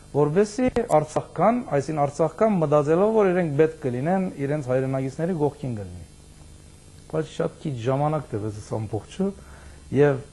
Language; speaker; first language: Armenian; early bilingual, heritage; Armenian